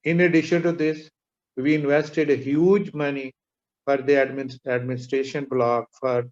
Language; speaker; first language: English; non-native, local second language; Urdu